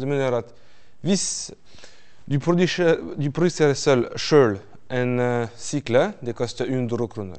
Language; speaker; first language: Norwegian; non-native, fluent; French